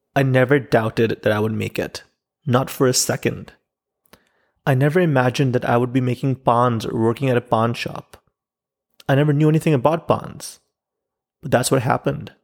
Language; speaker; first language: English; non-native, local second language; Urdu